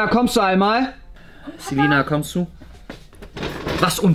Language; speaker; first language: German; native; German